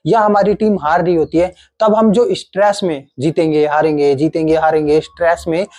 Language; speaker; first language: Hindi; native; Hindi